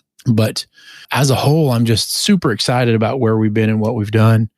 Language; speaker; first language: English; native; English